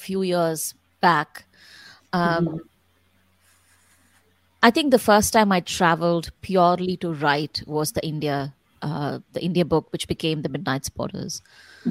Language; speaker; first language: English; non-native, local second language; Tamil